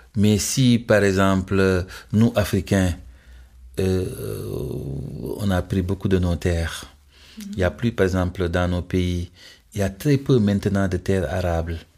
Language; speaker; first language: French; non-native, local second language; Wolof